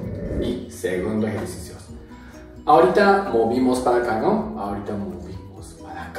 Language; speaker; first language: Spanish; non-native, learner; Japanese